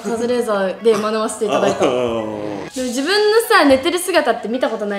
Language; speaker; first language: Japanese; native; Japanese